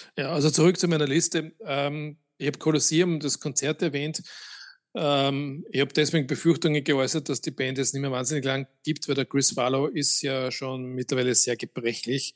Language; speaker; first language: German; native; German